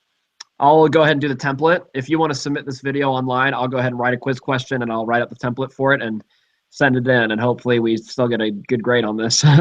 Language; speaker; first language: English; native; English